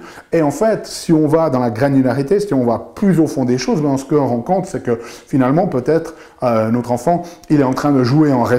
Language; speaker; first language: French; native; French